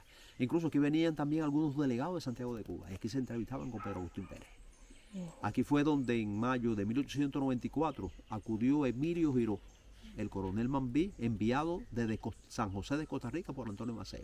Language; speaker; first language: Spanish; native; Spanish